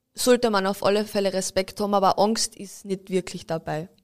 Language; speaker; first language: German; native; German